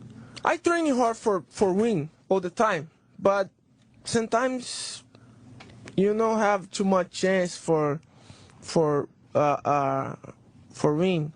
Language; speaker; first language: English; non-native, learner; Portuguese